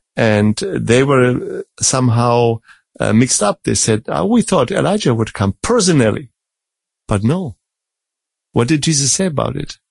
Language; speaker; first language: English; non-native, fluent; Czech